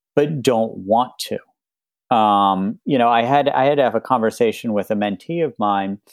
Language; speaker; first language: English; native; English